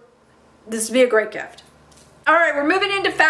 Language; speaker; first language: English; native; English